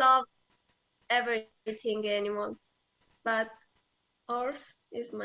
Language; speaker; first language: English; non-native, learner; Italian